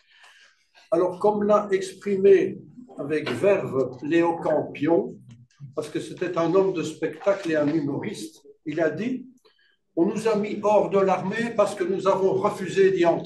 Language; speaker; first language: French; native; French